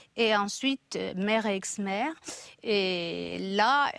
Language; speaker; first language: French; non-native, local second language; Kinyarwanda